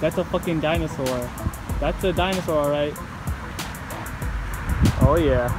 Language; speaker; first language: English; native; English